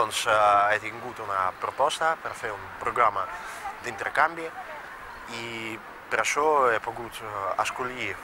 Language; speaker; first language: Catalan; non-native, fluent; Russian